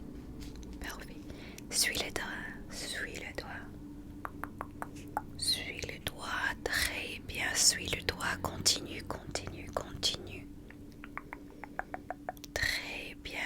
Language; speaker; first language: French; non-native, fluent; English